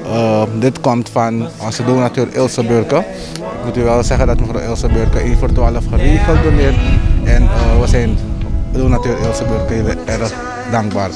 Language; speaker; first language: Dutch; native; Dutch